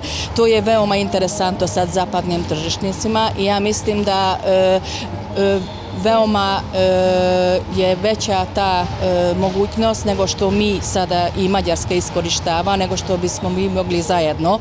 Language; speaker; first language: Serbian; non-native, fluent; Hungarian